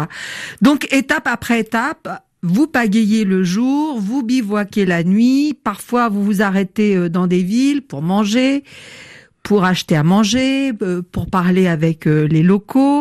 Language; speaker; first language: French; native; French